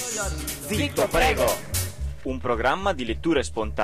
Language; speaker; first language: Italian; native; Italian